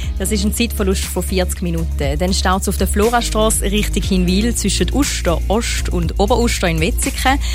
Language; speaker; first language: German; native; German